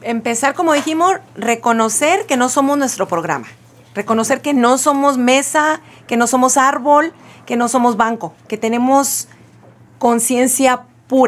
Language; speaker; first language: Spanish; native; Spanish